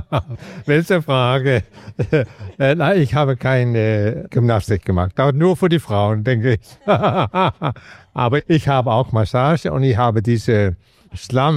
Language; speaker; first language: German; non-native, fluent; Danish